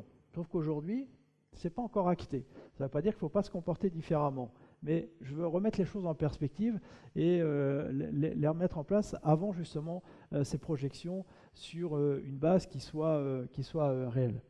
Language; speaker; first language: French; native; French